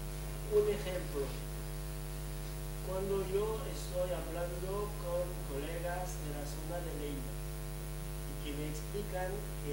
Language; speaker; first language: Spanish; non-native, fluent; French